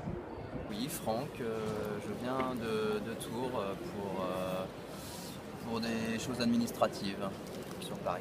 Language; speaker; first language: French; native; French